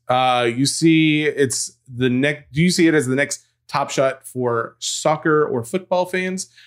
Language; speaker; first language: English; native; English